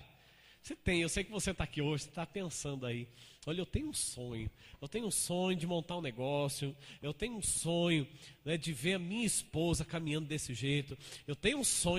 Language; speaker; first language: Portuguese; native; Portuguese